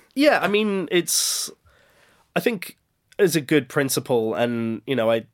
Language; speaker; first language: English; native; English